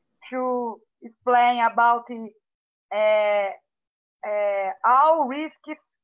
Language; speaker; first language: English; non-native, learner; Portuguese